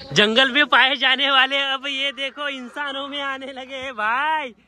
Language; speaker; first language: Hindi; non-native, local second language; Marathi